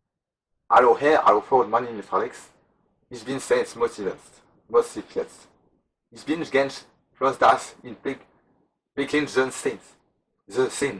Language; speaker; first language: German; non-native, learner; French